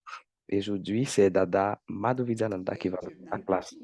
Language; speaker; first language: French; non-native, fluent; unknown